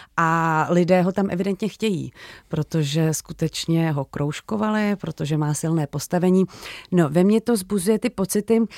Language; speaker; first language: Czech; native; Czech